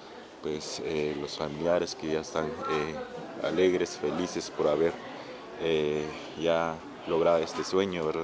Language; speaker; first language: Spanish; non-native, local second language; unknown